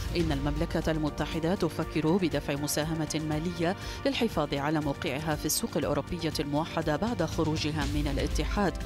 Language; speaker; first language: Arabic; native; Arabic